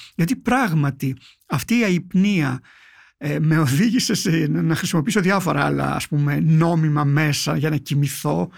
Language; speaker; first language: Greek; native; Greek